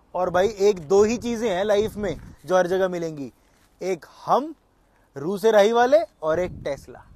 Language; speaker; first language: Hindi; native; Hindi